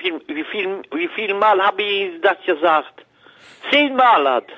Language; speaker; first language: German; non-native, learner; French